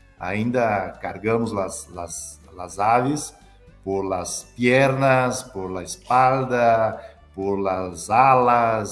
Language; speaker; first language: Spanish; non-native, learner; Portuguese